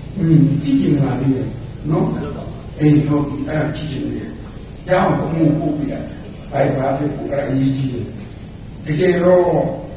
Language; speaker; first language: Burmese; native; Burmese